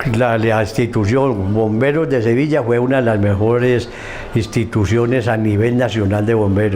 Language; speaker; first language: Spanish; native; Spanish